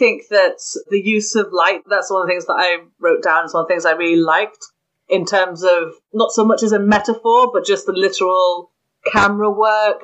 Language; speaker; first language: English; native; English